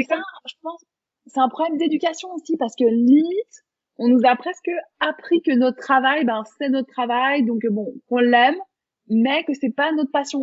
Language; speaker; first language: French; native; French